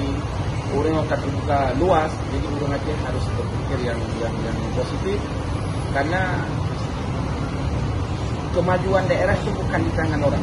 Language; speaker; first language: Indonesian; non-native, local second language; Achinese